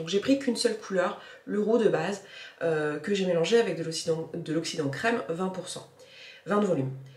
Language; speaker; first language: French; native; French